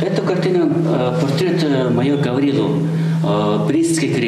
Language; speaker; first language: Russian; non-native, learner; Mongolian